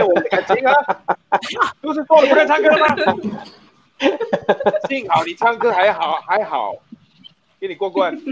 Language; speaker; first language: Chinese; native; Chinese